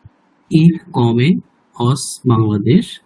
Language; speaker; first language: German; non-native, learner; Bangla